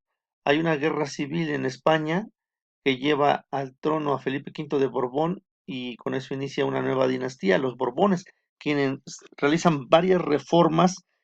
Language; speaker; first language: Spanish; native; Spanish